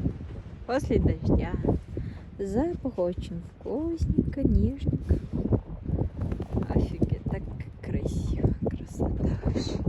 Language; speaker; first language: Russian; non-native, learner; Mongolian